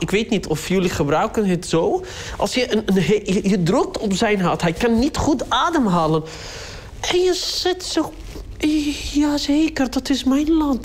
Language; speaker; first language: Dutch; non-native, learner; Arabic